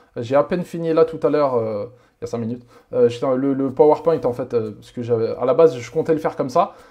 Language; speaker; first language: French; native; French